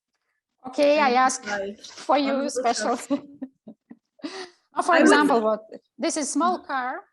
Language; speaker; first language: English; non-native, learner; Russian